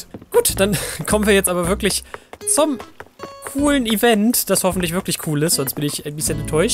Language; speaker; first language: German; native; German